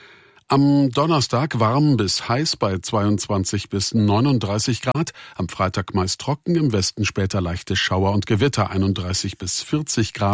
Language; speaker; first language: German; native; German